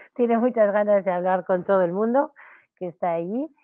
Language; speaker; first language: Spanish; native; Spanish